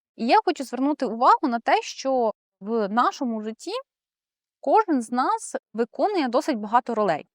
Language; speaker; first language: Ukrainian; non-native, local second language; Russian